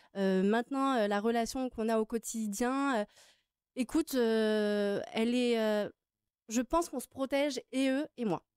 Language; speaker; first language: French; native; French